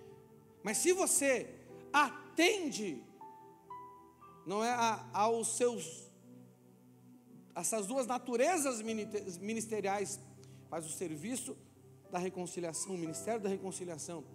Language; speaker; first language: Portuguese; native; Portuguese